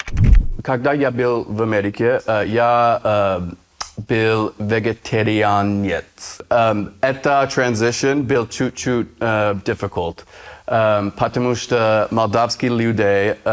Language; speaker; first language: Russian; non-native, learner; English